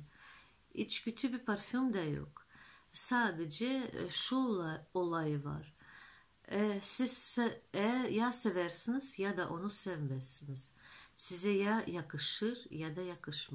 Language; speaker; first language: Turkish; non-native, fluent; Russian